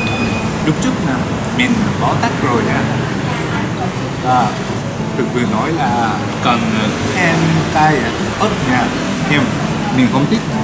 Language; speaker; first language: Vietnamese; non-native, learner; Japanese